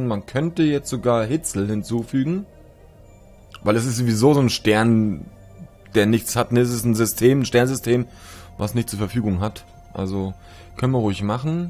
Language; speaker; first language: German; native; German